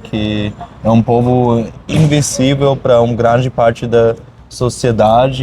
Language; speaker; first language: Portuguese; non-native, fluent; German